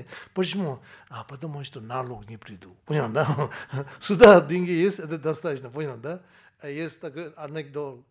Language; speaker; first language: Russian; non-native, learner; Tibetan